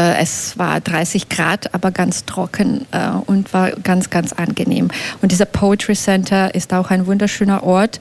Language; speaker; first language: German; non-native, fluent; Belarusian